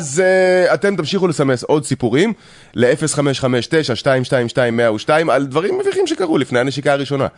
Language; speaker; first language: Hebrew; native; Hebrew